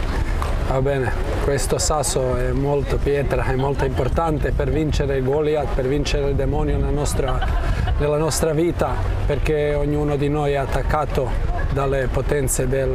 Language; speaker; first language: Italian; non-native, fluent; Croatian